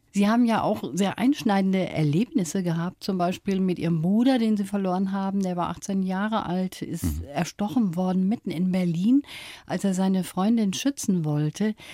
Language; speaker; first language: German; native; German